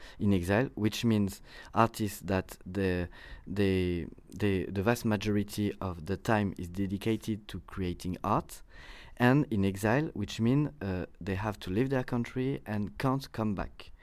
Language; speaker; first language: English; non-native, fluent; French